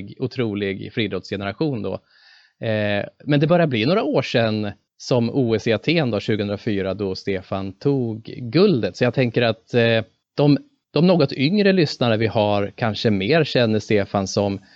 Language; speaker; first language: Swedish; native; Swedish